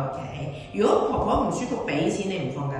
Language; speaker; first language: Cantonese; native; Cantonese